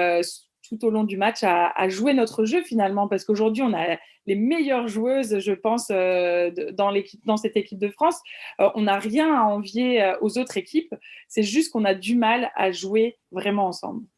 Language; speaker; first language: French; native; French